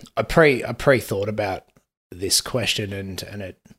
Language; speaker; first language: English; native; English